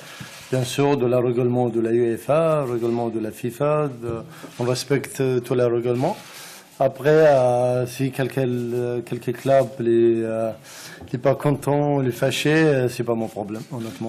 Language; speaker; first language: French; non-native, learner; Arabic